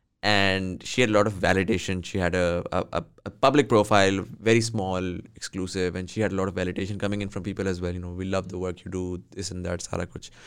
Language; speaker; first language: English; non-native, local second language; Urdu